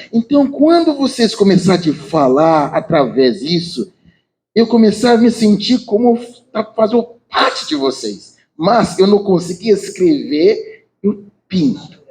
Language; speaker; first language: Portuguese; non-native, learner; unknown